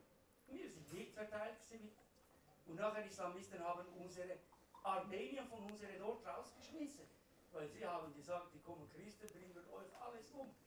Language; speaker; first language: German; non-native, learner; Kurdish